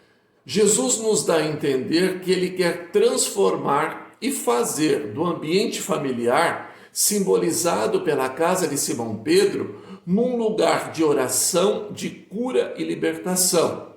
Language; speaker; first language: Portuguese; native; Portuguese